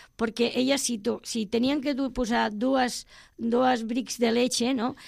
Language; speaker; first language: Catalan; non-native, local second language; Spanish